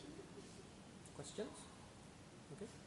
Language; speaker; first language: English; non-native, fluent; Indonesian